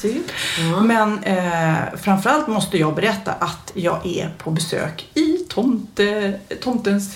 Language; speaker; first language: Swedish; native; Swedish